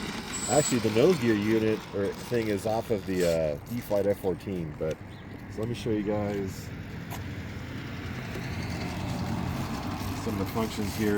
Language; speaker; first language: English; native; English